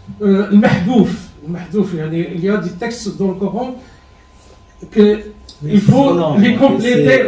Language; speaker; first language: French; non-native, learner; Arabic